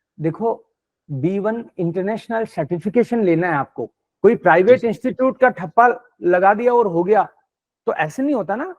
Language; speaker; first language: Hindi; native; Hindi